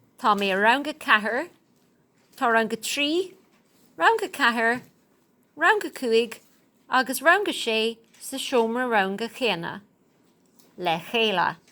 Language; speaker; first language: Irish; non-native, local second language; English